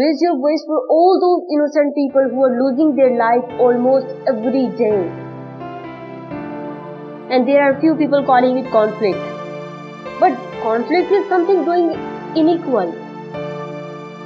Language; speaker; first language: English; non-native, local second language; Urdu